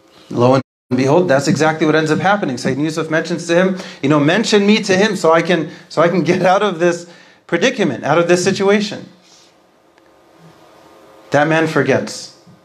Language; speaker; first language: English; native; English